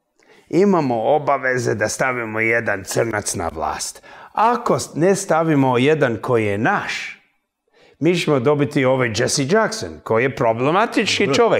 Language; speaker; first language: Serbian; early bilingual, heritage; English